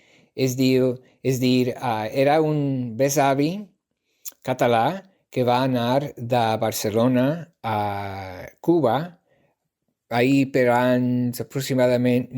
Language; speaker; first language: Catalan; non-native, learner; English